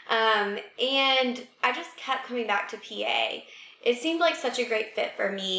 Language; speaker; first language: English; native; English